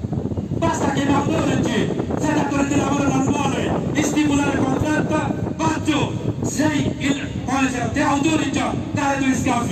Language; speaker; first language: Italian; non-native, fluent; Bangla